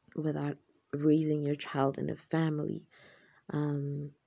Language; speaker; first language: English; non-native, local second language; Shona